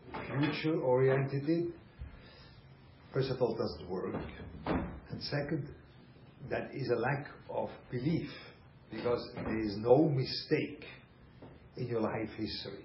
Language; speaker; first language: English; non-native, fluent; German